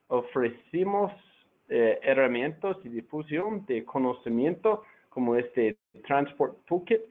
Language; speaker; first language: Spanish; non-native, fluent; English